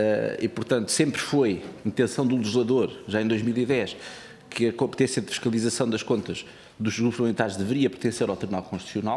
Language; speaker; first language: Portuguese; native; Portuguese